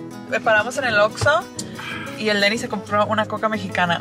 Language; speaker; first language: Spanish; early bilingual, heritage; Spanish